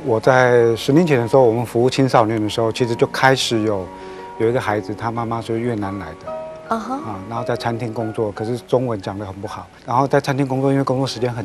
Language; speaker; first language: Chinese; native; Chinese